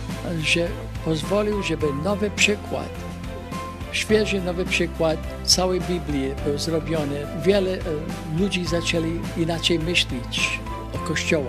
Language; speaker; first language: Polish; early bilingual, heritage; Polish